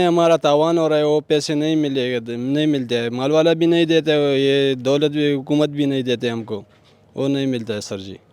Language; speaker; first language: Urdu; non-native, local second language; Pashto